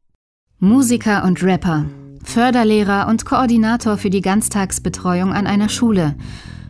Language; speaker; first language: German; native; German